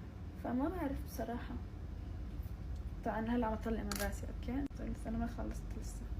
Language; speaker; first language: Arabic; native; Arabic